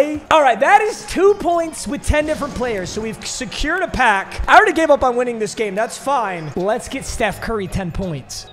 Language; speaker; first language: English; native; English